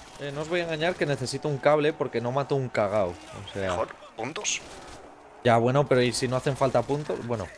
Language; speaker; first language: Spanish; native; Spanish